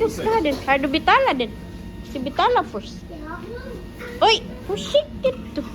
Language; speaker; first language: Swedish; non-native, learner; Cebuano